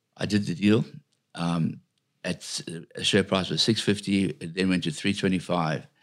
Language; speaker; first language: English; native; English